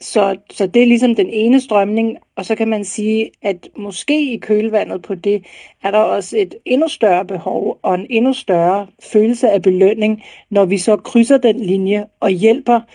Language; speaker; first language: Danish; native; Danish